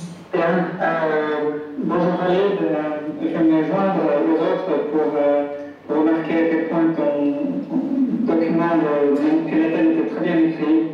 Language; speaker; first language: French; native; French